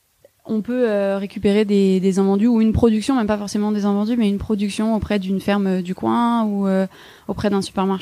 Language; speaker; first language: French; native; French